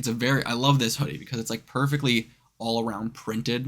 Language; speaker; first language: English; native; English